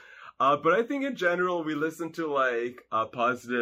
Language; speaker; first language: English; non-native, fluent; Hungarian